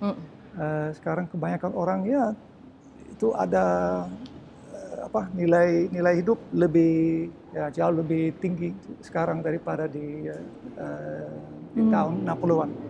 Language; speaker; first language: Indonesian; early bilingual, heritage; Dutch